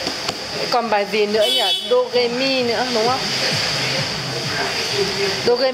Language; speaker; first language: French; non-native, fluent; Vietnamese